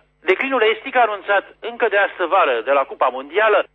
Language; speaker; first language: Romanian; native; Romanian